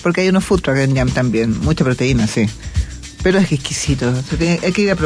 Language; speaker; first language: Spanish; native; Spanish